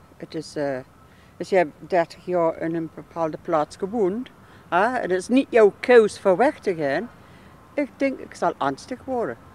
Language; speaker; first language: Dutch; non-native, learner; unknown